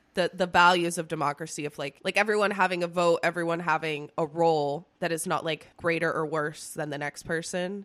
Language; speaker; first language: English; early bilingual, other home language; Spanish